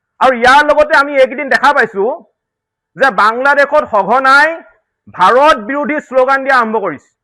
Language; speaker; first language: Assamese; native; Assamese